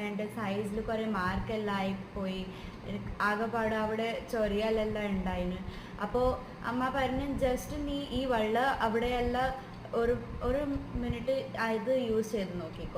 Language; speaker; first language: Malayalam; early bilingual, heritage; Malayalam